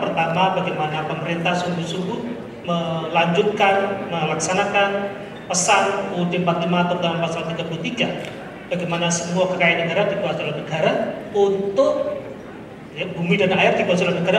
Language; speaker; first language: Indonesian; native; Indonesian